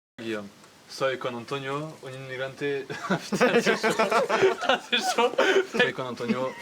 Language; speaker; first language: Spanish; non-native, learner; French